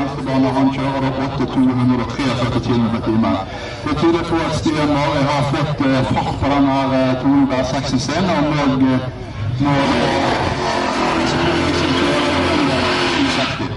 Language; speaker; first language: Norwegian; native; Norwegian